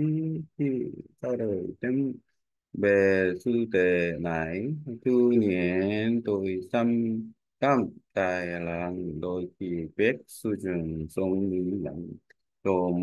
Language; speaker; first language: Vietnamese; non-native, learner; Korean